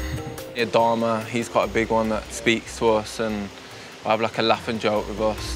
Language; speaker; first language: English; native; English